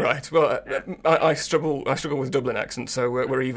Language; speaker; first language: English; native; English